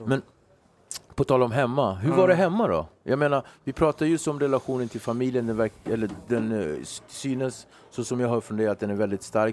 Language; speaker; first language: Swedish; native; Swedish